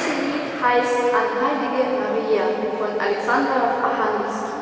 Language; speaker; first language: German; non-native, fluent; Russian